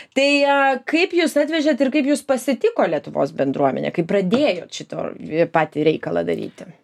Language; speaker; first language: Lithuanian; native; Lithuanian